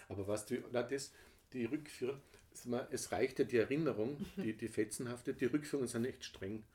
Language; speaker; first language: German; native; German